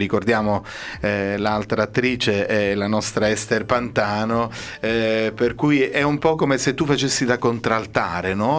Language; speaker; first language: Italian; native; Italian